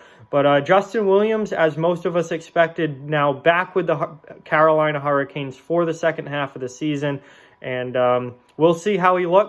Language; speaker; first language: English; native; English